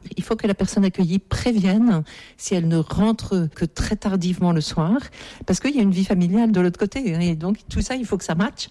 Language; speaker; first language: French; native; French